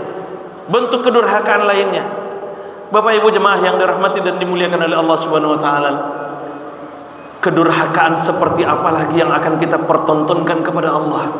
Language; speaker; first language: Indonesian; native; Indonesian